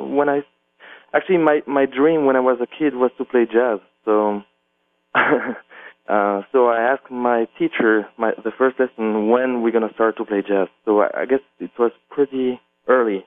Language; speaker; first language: English; non-native, fluent; French